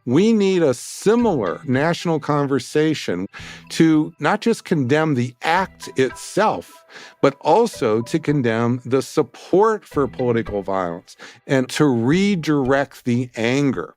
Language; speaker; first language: English; native; English